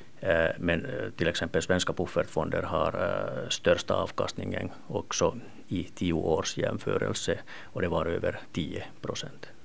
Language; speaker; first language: Swedish; non-native, local second language; Finnish